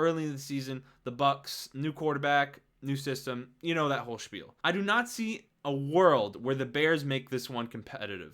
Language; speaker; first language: English; native; English